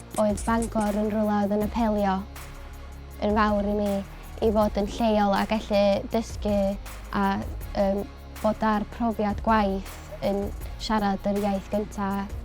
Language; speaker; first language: Welsh; native; Welsh